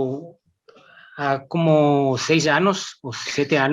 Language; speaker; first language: Portuguese; non-native, learner; Spanish